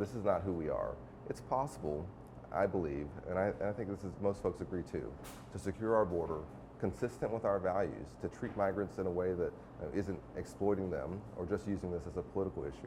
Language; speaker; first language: English; native; English